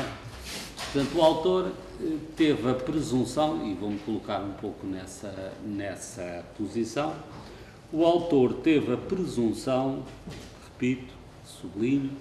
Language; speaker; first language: Portuguese; native; Portuguese